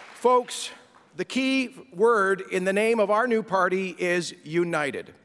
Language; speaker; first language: English; native; English